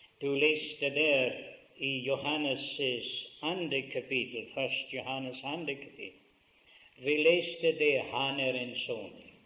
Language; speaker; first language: Norwegian; early bilingual, heritage; Norwegian